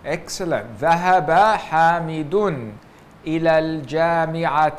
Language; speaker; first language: Arabic; non-native, fluent; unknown